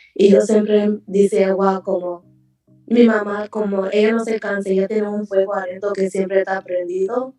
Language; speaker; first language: Spanish; early bilingual, heritage; Spanish